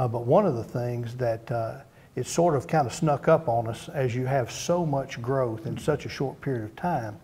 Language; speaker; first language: English; native; English